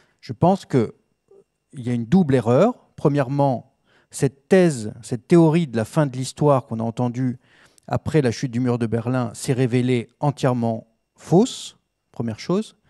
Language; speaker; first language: French; native; French